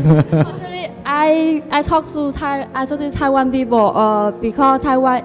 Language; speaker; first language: English; non-native, learner; Vietnamese